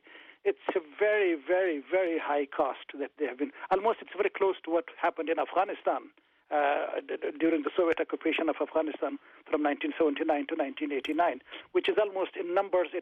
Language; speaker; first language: English; non-native, fluent; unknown